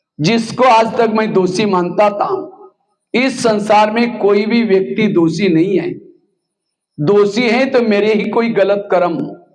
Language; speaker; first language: Hindi; non-native, local second language; Marathi